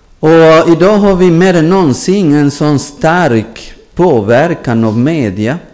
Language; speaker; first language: Swedish; non-native, fluent; Spanish